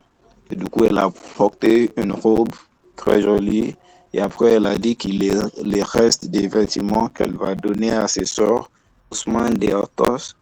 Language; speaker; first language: French; non-native, learner; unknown